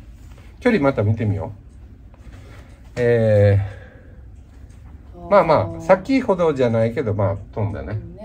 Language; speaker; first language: Japanese; native; Japanese